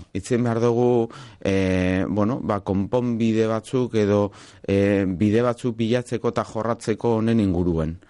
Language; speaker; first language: Basque; non-native, local second language; Spanish